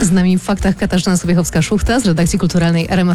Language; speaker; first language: Polish; native; Polish